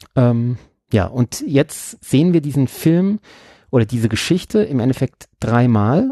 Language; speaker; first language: German; native; German